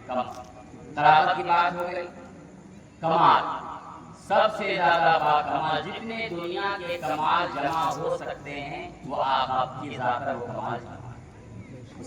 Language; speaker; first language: Urdu; native; Urdu